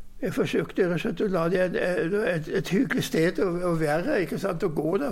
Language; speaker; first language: Norwegian; non-native, fluent; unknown